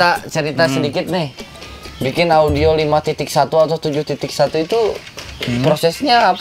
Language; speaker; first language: Indonesian; native; Indonesian